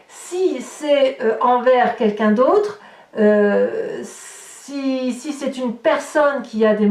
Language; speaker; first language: French; native; French